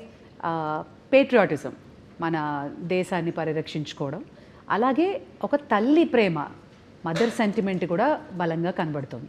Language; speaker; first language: Telugu; native; Telugu